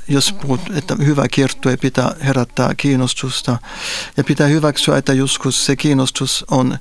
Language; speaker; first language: Finnish; non-native, fluent; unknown